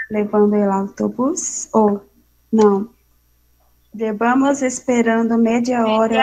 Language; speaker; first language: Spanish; non-native, learner; Portuguese